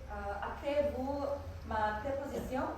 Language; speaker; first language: French; non-native, learner; Korean